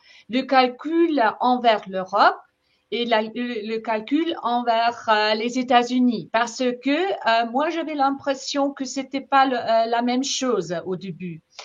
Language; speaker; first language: French; non-native, fluent; German